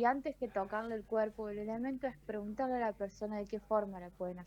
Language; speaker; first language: Spanish; native; Spanish